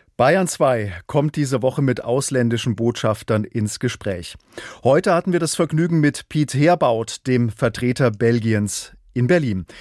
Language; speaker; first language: German; native; German